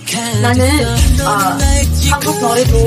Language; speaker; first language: Korean; non-native, learner; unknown